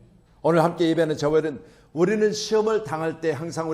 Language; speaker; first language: Korean; native; Korean